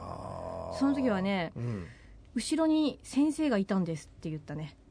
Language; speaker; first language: Japanese; native; Japanese